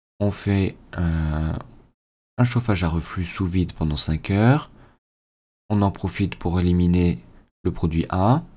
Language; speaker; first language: French; native; French